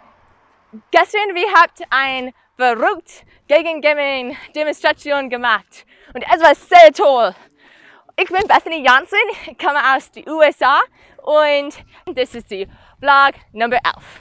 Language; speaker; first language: German; non-native, learner; English